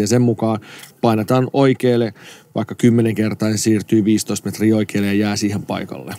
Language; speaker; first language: Finnish; native; Finnish